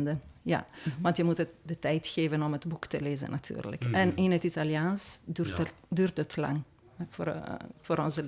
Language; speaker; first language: Dutch; non-native, fluent; Italian